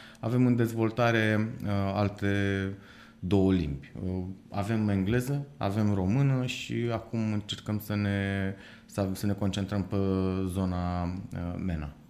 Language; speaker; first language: Romanian; native; Romanian